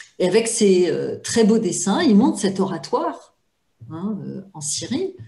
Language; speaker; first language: French; native; French